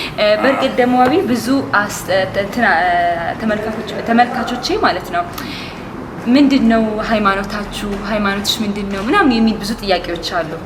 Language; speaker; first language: Amharic; early bilingual, heritage; Amharic